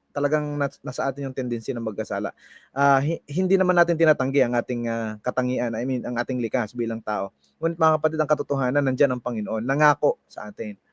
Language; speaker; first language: Filipino; non-native, local second language; Hiligaynon